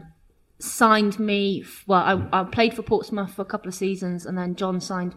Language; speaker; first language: English; native; English